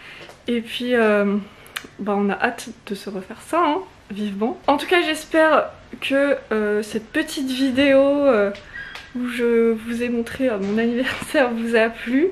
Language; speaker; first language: French; native; French